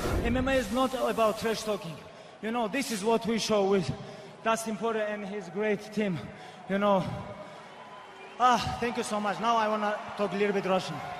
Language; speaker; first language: English; non-native, learner; Avaric